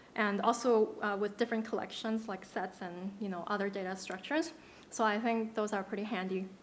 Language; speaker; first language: English; non-native, local second language; Cantonese